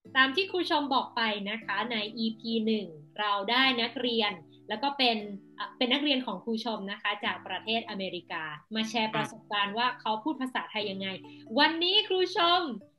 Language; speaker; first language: Thai; native; Thai